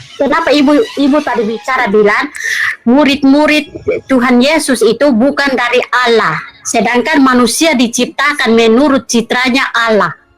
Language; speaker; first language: Indonesian; non-native, local second language; Tetum